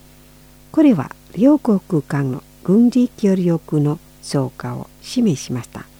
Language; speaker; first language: Japanese; non-native, fluent; Indonesian